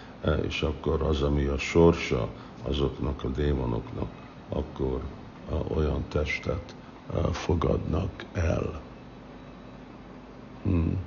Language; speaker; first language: Hungarian; non-native, fluent; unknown